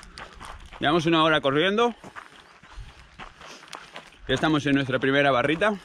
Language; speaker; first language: Spanish; native; Spanish